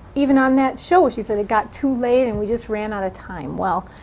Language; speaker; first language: English; native; English